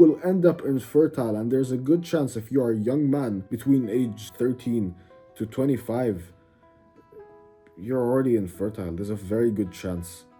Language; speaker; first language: English; native; English